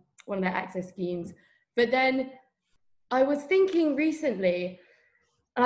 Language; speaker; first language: English; native; English